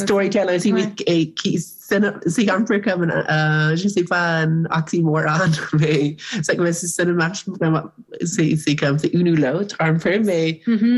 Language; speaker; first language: French; non-native, learner; English